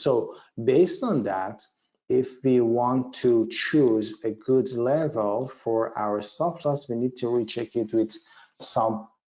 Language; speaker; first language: English; non-native, fluent; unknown